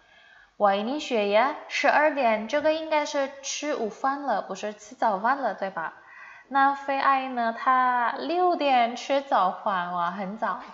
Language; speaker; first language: Chinese; non-native, fluent; Indonesian